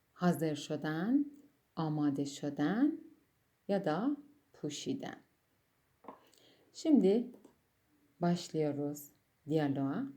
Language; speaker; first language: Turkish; non-native, fluent; Persian